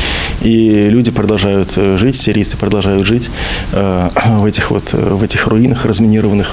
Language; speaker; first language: Russian; native; Russian